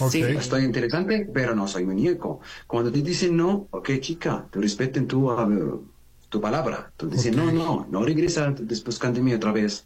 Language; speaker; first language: Spanish; non-native, learner; Arabic